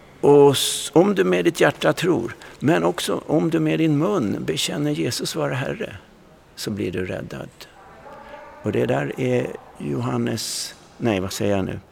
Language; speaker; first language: Swedish; native; Swedish